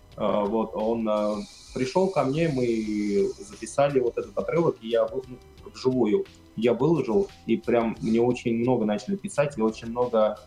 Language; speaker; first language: Russian; non-native, fluent; Kurdish